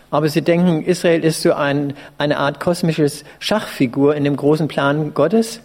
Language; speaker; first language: German; native; German